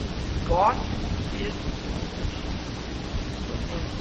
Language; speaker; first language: German; non-native, fluent; English